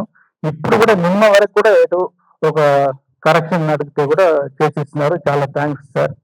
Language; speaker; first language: Telugu; non-native, fluent; Tamil